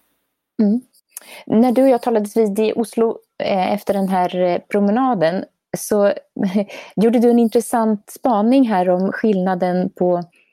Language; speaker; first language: Swedish; native; Swedish